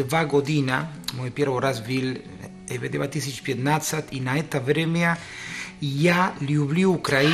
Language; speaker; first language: Russian; non-native, learner; Spanish